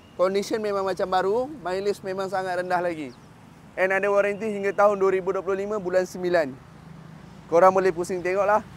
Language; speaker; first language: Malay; native; Malay